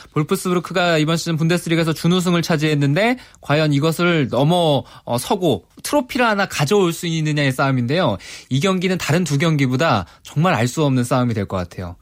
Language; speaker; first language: Korean; native; Korean